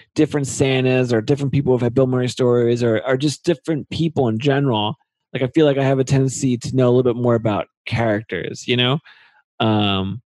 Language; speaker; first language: English; native; English